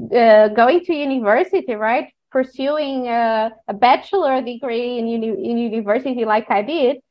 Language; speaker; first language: English; non-native, fluent; Portuguese